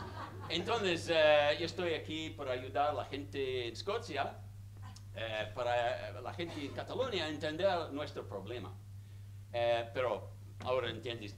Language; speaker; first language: Spanish; non-native, fluent; English